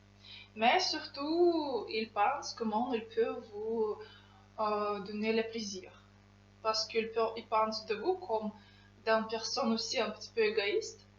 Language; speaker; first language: French; non-native, fluent; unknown